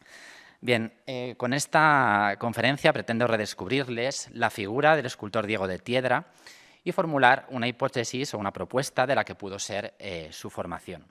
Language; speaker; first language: Spanish; native; Spanish